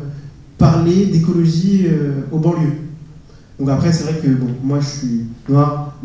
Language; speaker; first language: French; native; French